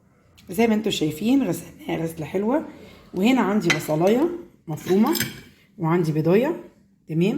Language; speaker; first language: Arabic; native; Arabic